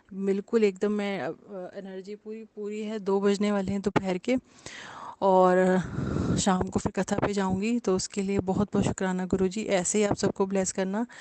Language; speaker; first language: Hindi; native; Hindi